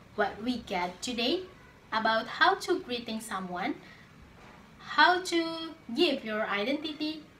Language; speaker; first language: English; non-native, learner; Indonesian